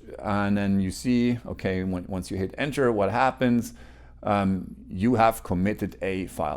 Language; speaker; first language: English; non-native, fluent; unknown